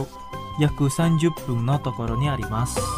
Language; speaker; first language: Japanese; non-native, fluent; Indonesian